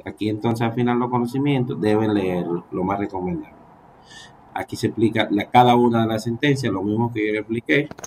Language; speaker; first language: Spanish; native; Spanish